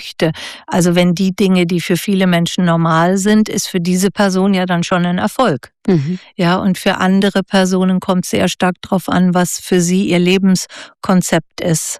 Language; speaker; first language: German; native; German